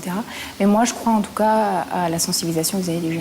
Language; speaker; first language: French; native; French